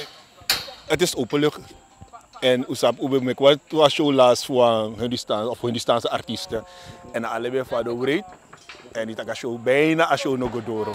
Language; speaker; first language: Dutch; native; Dutch